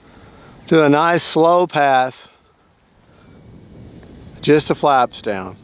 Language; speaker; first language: English; native; English